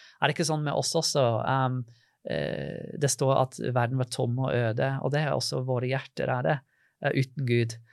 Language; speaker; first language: Norwegian; non-native, fluent; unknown